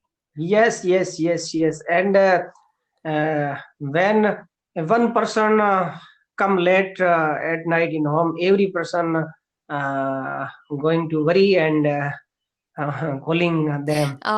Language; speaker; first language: English; non-native, learner; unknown